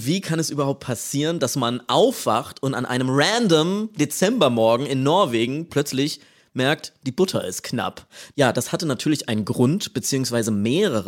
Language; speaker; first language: German; native; German